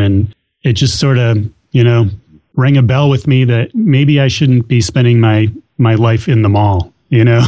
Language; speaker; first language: English; native; English